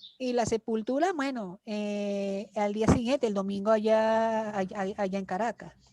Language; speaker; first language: Spanish; native; Spanish